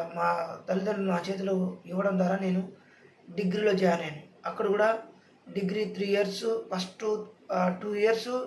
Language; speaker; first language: Telugu; non-native, local second language; Lambadi